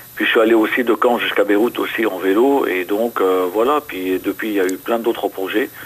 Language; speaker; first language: French; non-native, local second language; Arabic